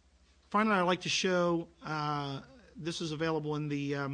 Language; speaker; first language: English; native; English